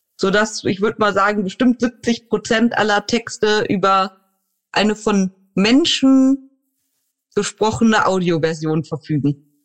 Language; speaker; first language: German; native; German